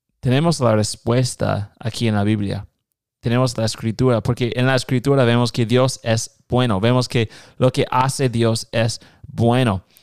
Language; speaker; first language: Spanish; non-native, fluent; English